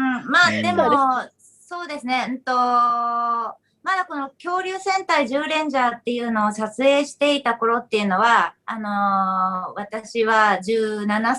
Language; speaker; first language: Japanese; native; Japanese